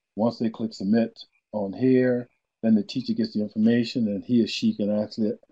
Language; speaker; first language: English; native; English